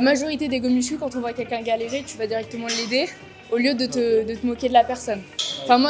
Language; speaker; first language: French; native; French